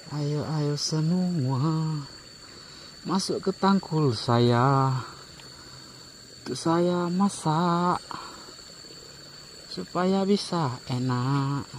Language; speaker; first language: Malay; non-native, local second language; Javanese